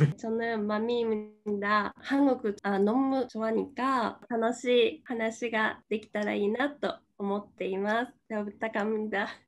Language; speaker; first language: Japanese; native; Japanese